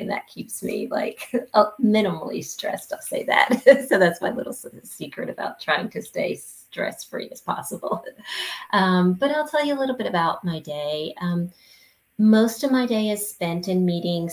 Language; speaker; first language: English; native; English